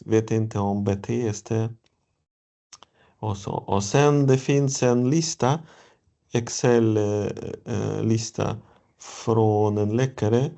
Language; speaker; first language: Swedish; non-native, fluent; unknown